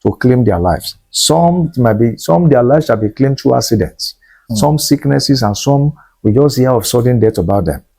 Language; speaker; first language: English; non-native, local second language; Yoruba